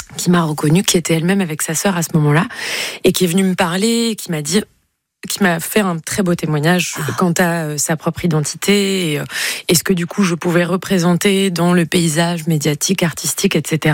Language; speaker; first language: French; native; French